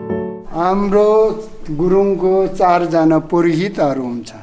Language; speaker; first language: Nepali; non-native, local second language; Gurung